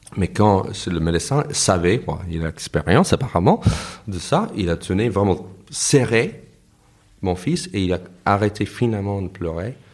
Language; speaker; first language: French; non-native, fluent; English